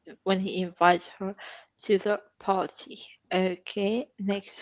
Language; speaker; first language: English; non-native, fluent; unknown